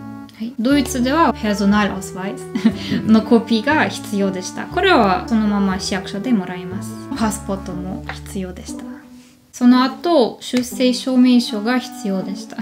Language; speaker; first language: Japanese; non-native, learner; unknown